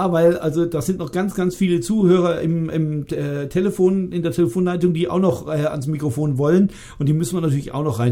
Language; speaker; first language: German; native; German